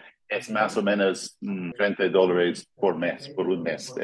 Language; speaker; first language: Spanish; non-native, fluent; English